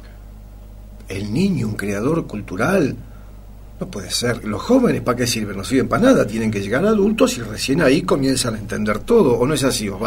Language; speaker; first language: Spanish; native; Spanish